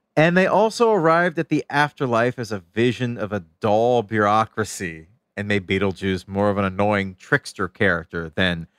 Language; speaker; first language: English; native; English